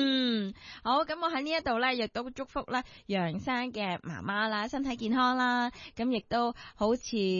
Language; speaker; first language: Cantonese; native; Cantonese